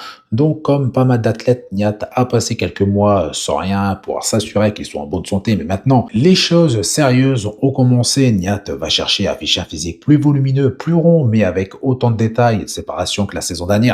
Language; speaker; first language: French; native; French